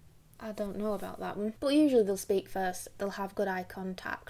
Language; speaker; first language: English; native; English